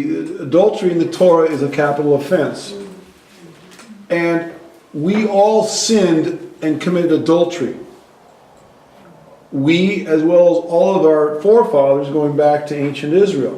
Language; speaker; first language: English; native; English